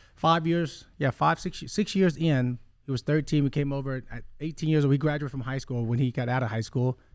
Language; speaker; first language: English; early bilingual, other home language; Vietnamese